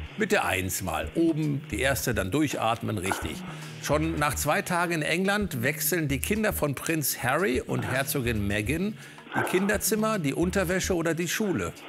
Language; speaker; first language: German; native; German